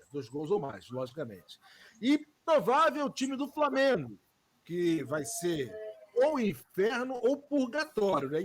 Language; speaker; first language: Portuguese; native; Portuguese